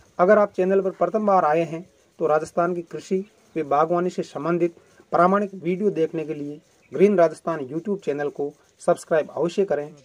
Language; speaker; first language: Hindi; native; Hindi